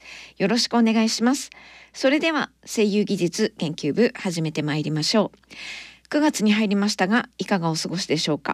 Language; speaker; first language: Japanese; native; Japanese